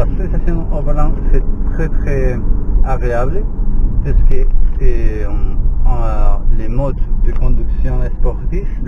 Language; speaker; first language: French; non-native, learner; Spanish